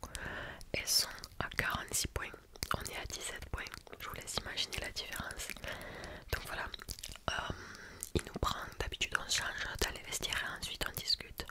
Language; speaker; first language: French; native; French